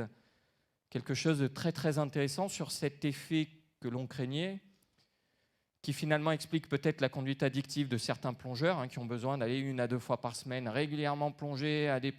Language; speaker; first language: French; native; French